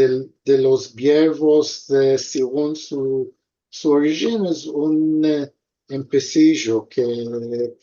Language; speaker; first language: Spanish; early bilingual, heritage; Ladino